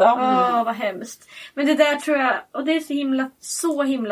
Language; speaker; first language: Swedish; native; Swedish